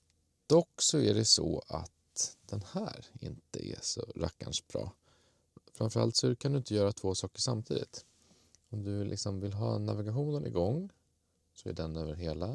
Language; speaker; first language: Swedish; native; Swedish